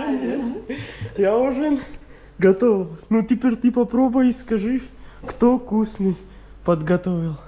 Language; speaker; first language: Russian; non-native, learner; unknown